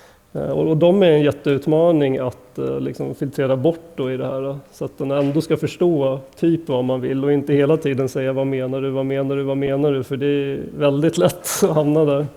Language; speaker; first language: Swedish; native; Swedish